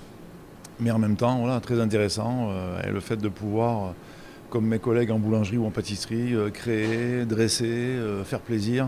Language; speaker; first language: French; native; French